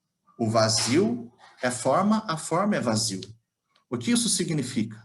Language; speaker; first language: Portuguese; native; Portuguese